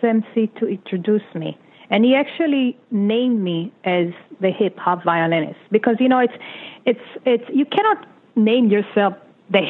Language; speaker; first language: English; non-native, fluent; Hebrew